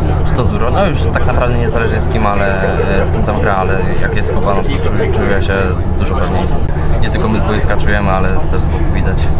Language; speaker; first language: Polish; native; Polish